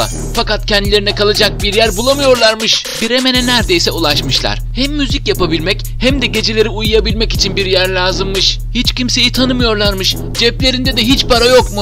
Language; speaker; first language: Turkish; native; Turkish